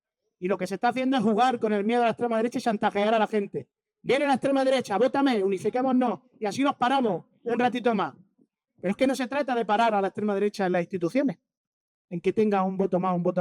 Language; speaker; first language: Spanish; native; Spanish